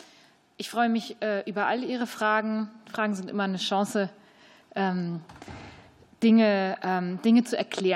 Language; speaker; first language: German; native; German